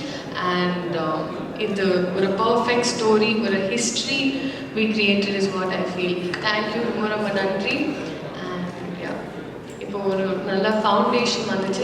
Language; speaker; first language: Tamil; non-native, learner; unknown